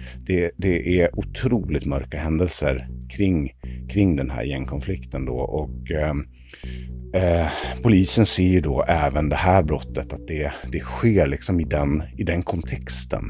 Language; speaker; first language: Swedish; native; Swedish